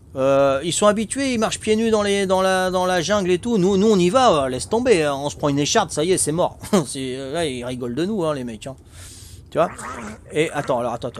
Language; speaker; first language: French; native; French